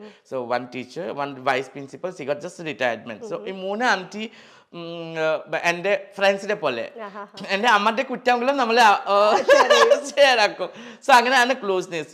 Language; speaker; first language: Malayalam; non-native, learner; Assamese